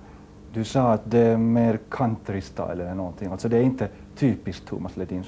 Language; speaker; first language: Swedish; non-native, local second language; Finnish